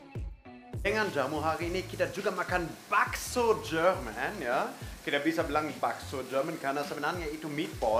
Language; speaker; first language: Indonesian; non-native, fluent; German